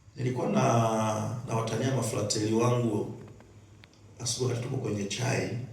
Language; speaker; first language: Swahili; native; Swahili